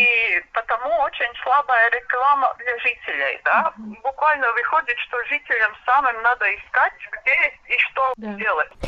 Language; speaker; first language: Russian; non-native, local second language; Latvian